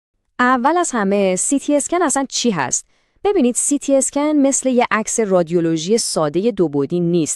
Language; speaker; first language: Persian; native; Persian